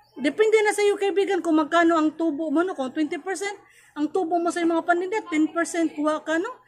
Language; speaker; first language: Filipino; non-native, local second language; Cebuano